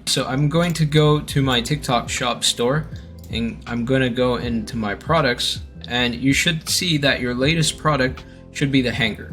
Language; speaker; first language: English; native; English